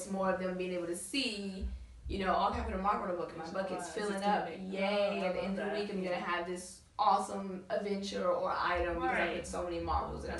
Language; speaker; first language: English; native; English